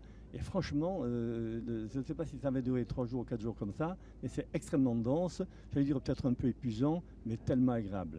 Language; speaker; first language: French; native; French